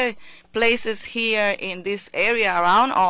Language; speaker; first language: English; non-native, fluent; Spanish